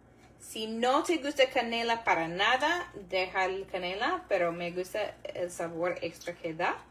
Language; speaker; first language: Spanish; non-native, learner; English